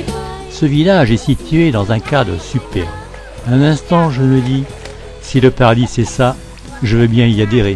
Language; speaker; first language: French; native; French